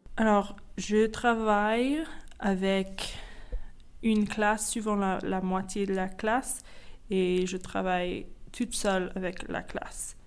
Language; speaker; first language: French; non-native, fluent; English